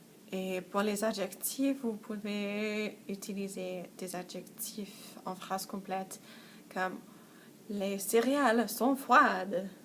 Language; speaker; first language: French; non-native, fluent; English